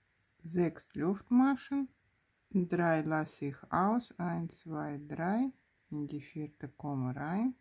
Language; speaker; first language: German; non-native, fluent; Russian